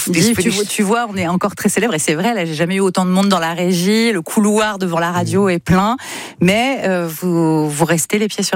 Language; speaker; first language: French; native; French